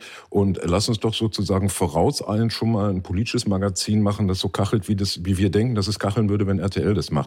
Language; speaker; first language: German; native; German